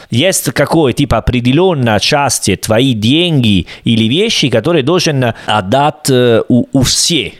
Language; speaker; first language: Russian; non-native, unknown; Italian